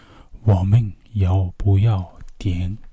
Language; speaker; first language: Chinese; non-native, fluent; Mongolian